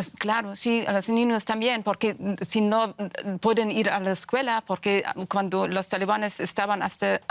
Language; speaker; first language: Spanish; non-native, fluent; Persian